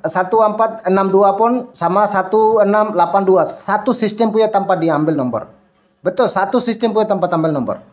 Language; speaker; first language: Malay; non-native, learner; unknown